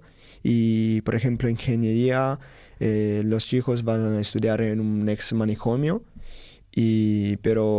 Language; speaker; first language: Spanish; non-native, learner; Italian